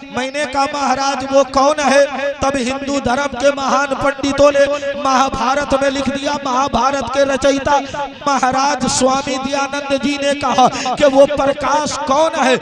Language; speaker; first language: Hindi; native; Hindi